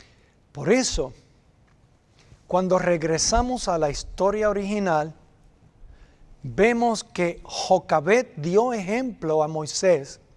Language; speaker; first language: Spanish; native; Spanish